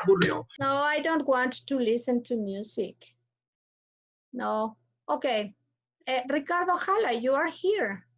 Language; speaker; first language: English; non-native, fluent; Spanish